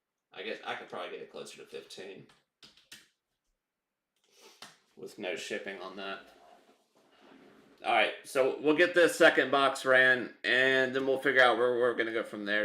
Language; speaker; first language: English; native; English